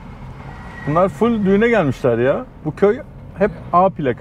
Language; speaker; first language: Turkish; native; Turkish